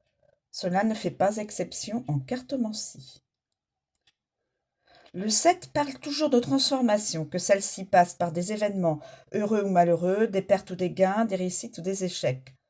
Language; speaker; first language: French; native; French